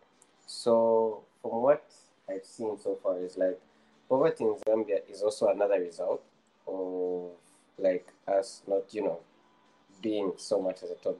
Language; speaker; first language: English; non-native, local second language; Nyanja